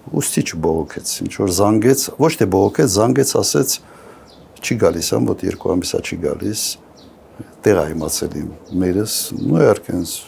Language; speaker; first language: Armenian; native; Armenian